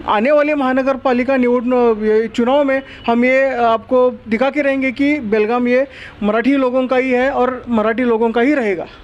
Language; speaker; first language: Hindi; non-native, local second language; Marathi